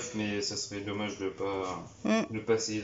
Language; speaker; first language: French; native; French